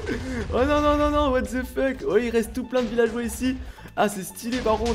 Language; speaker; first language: French; native; French